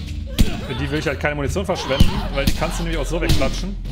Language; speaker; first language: German; native; German